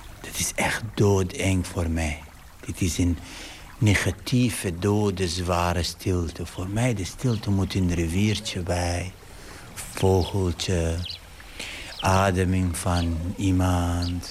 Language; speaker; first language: Dutch; non-native, fluent; Arabic